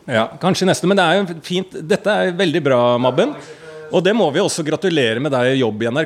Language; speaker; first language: Norwegian; native; Norwegian